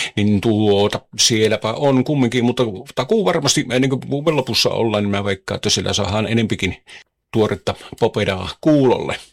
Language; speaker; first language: Finnish; native; Finnish